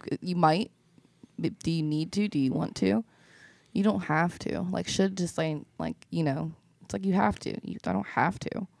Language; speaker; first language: English; native; English